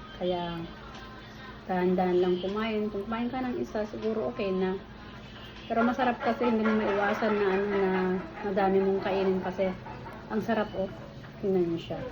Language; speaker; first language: Filipino; non-native, local second language; Iloko